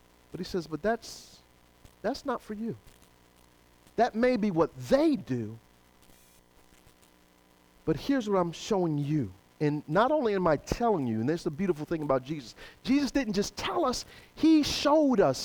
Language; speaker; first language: English; native; English